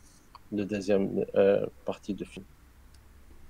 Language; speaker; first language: French; non-native, learner; Arabic